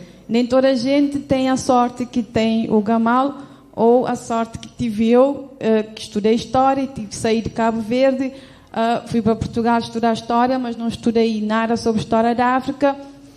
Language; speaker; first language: Portuguese; non-native, local second language; Kabuverdianu